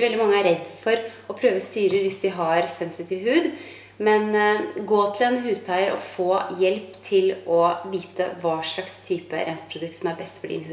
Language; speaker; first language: Norwegian; native; Norwegian